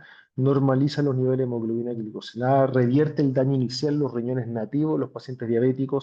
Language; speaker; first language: Spanish; native; Spanish